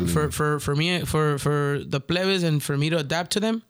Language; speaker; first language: English; early bilingual, other home language; Spanish